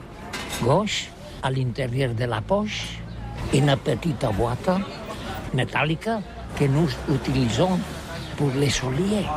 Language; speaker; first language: French; non-native, learner; Catalan